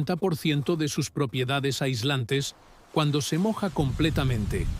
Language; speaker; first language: Spanish; native; Spanish